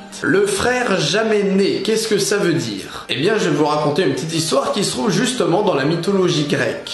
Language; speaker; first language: French; native; French